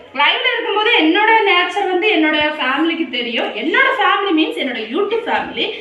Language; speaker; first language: Tamil; non-native, local second language; Malayalam